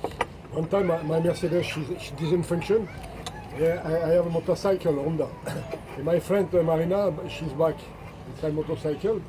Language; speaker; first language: English; non-native, learner; French